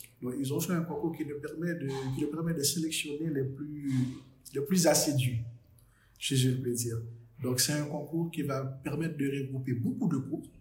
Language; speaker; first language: French; non-native, local second language; Haitian Creole